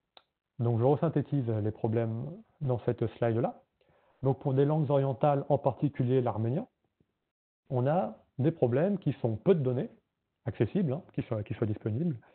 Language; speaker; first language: French; native; French